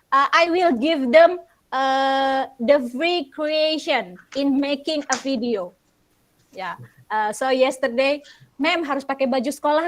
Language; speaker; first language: English; non-native, local second language; Indonesian